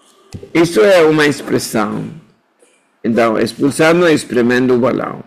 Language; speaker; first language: Portuguese; non-native, fluent; Spanish